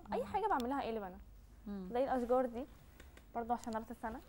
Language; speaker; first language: Arabic; native; Arabic